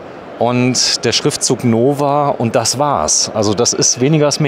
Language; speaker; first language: German; native; German